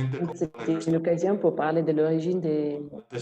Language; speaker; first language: French; non-native, fluent; Italian